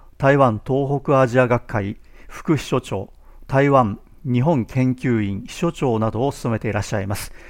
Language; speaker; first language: Japanese; native; Japanese